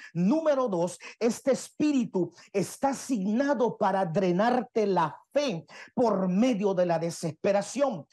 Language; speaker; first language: Spanish; native; Spanish